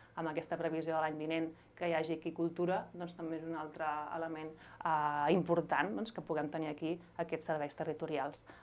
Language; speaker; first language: Catalan; native; Catalan